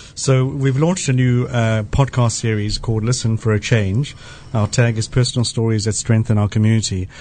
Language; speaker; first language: English; native; English